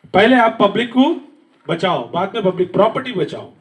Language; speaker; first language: Hindi; non-native, local second language; Lambadi